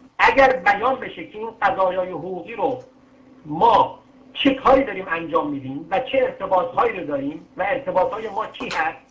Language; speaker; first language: Persian; non-native, local second language; Arabic